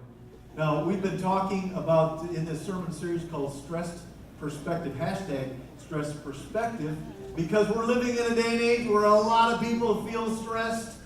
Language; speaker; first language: English; native; English